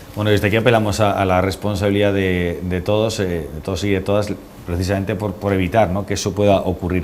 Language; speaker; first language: Spanish; native; Spanish